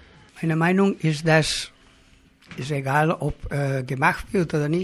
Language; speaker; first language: German; non-native, learner; Catalan